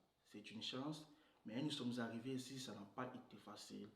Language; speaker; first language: French; non-native, local second language; Sango